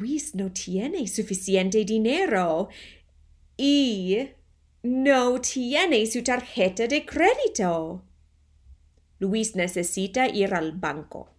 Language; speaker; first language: Spanish; non-native, fluent; English